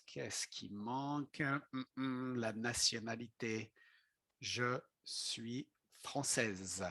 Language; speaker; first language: French; non-native, fluent; English